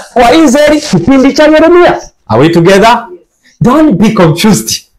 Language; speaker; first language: English; non-native, local second language; Swahili